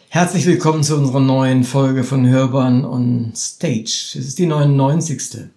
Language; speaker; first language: German; native; German